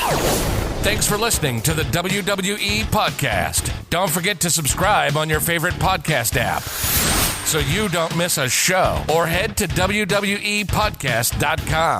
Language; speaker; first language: English; native; English